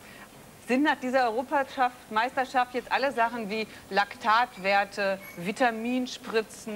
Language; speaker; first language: German; native; German